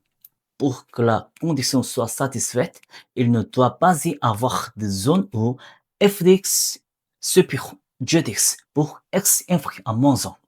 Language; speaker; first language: French; non-native, learner; Korean